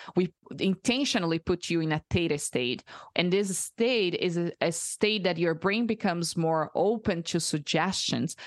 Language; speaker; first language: English; non-native, fluent; Portuguese